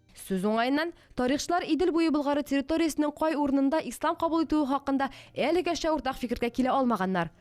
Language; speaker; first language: Tatar; native; Tatar